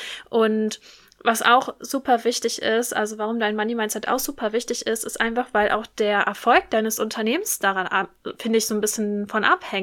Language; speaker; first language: German; native; German